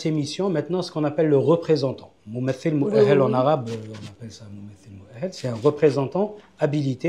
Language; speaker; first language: French; non-native, local second language; Arabic